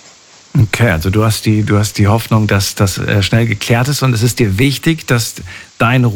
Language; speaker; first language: German; native; German